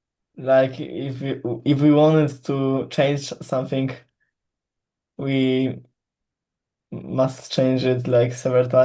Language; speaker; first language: English; non-native, learner; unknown